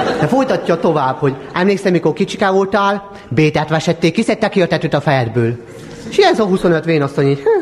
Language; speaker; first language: Hungarian; native; Hungarian